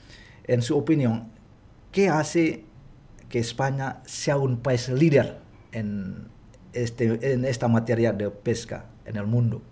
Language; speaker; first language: Spanish; non-native, fluent; Indonesian